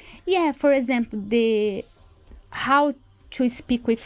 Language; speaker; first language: English; non-native, learner; Portuguese